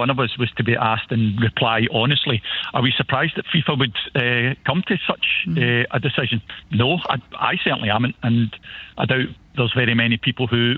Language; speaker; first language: English; native; English